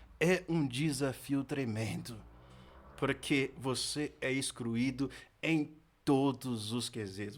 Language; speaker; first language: Portuguese; non-native, fluent; Haitian Creole